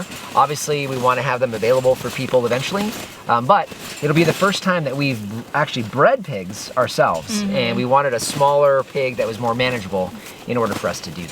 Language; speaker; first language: English; native; English